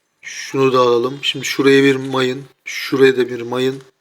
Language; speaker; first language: Turkish; native; Turkish